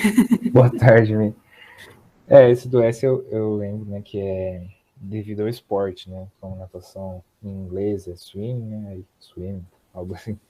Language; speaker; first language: Portuguese; native; Portuguese